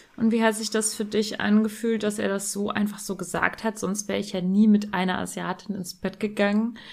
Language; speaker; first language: German; native; German